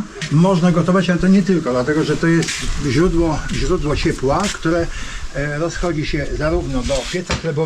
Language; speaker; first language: Polish; native; Polish